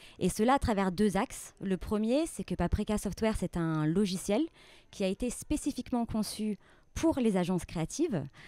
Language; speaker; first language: French; native; French